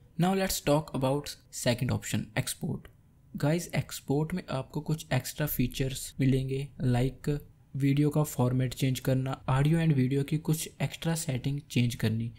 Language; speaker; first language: Hindi; native; Hindi